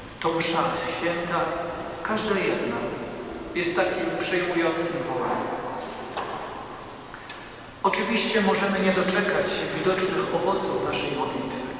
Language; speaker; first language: Polish; native; Polish